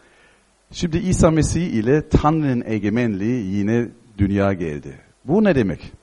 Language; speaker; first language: Turkish; non-native, fluent; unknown